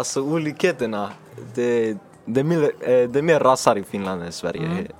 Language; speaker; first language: Swedish; early bilingual, other home language; Finnish